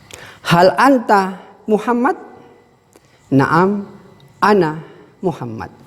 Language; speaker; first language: Arabic; non-native, fluent; Indonesian